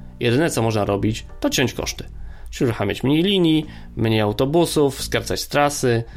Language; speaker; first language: Polish; native; Polish